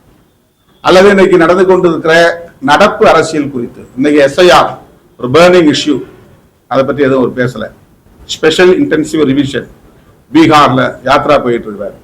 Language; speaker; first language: Tamil; native; Tamil